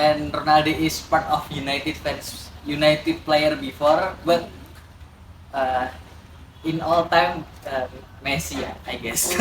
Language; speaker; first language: English; non-native, learner; Indonesian